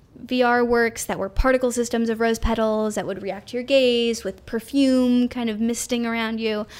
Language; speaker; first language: English; native; English